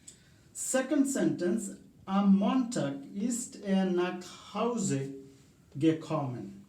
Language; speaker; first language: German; non-native, fluent; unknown